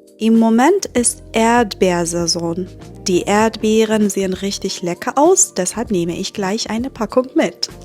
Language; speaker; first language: German; non-native, fluent; Persian